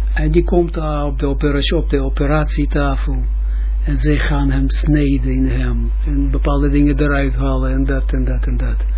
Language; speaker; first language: Dutch; non-native, fluent; Russian